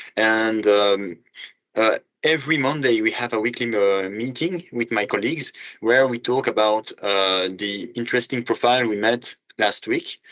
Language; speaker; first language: English; non-native, fluent; French